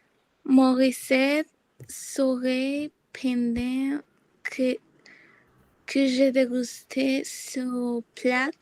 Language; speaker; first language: French; non-native, learner; Spanish